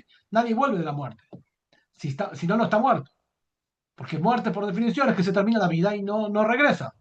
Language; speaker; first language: Spanish; native; Spanish